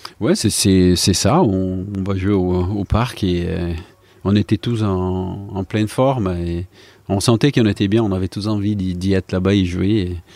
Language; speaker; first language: French; non-native, fluent; Portuguese